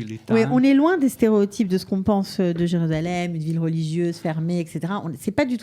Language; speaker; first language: French; native; French